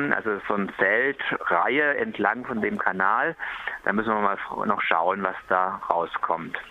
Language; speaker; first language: German; native; German